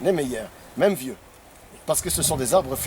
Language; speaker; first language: French; native; French